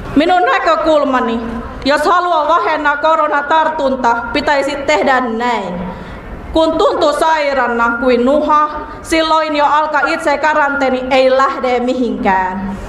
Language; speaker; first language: Finnish; non-native, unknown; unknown